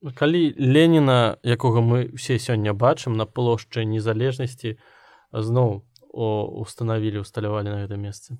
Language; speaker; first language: Belarusian; non-native, local second language; Russian